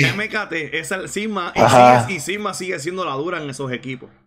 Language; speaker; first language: Spanish; native; Spanish